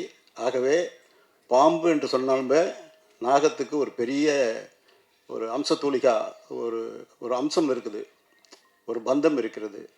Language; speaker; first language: Tamil; native; Tamil